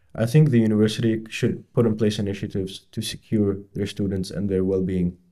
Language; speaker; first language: English; non-native, fluent; Arabic